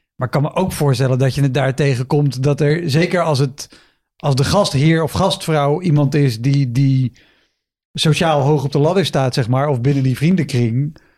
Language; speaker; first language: Dutch; native; Dutch